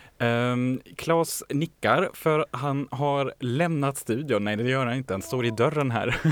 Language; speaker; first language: Swedish; non-native, fluent; German